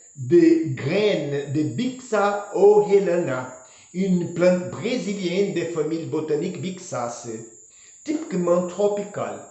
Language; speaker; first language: French; non-native, learner; Portuguese